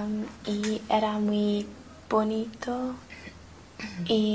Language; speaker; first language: Spanish; non-native, learner; English